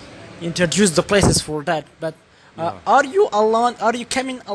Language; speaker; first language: English; non-native, learner; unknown